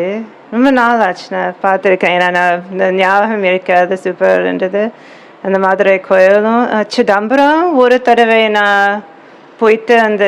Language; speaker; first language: Tamil; non-native, learner; English